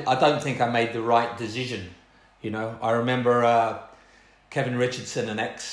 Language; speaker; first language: English; native; English